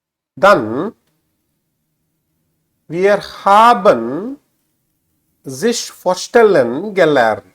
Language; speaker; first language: German; non-native, learner; Tamil